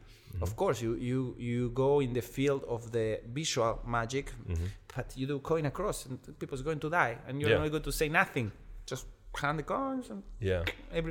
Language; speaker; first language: English; non-native, learner; Spanish